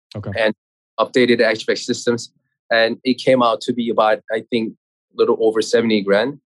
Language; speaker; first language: English; non-native, fluent; Korean